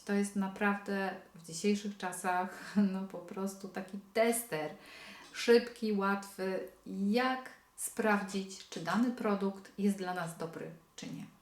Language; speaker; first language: Polish; native; Polish